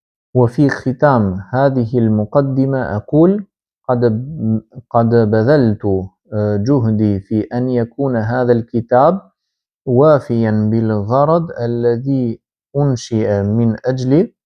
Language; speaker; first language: Arabic; non-native, fluent; Albanian